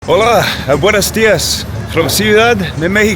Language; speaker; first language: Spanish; non-native, learner; English